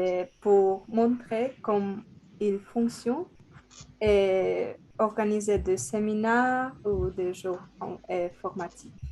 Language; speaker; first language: French; non-native, learner; Spanish